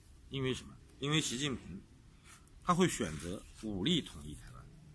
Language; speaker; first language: Chinese; native; Chinese